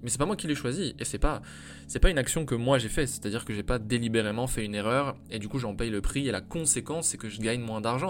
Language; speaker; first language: French; native; French